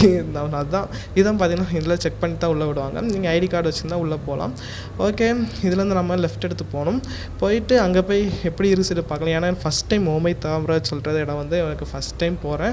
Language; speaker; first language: Tamil; native; Tamil